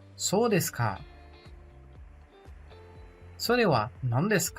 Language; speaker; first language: Japanese; non-native, learner; Portuguese